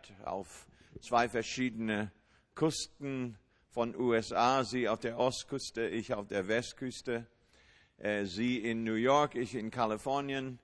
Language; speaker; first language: German; non-native, fluent; English